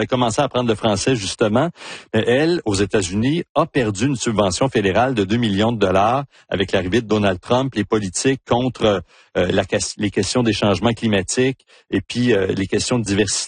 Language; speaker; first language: French; native; French